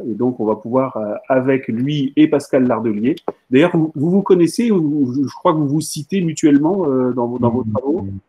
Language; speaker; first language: French; native; French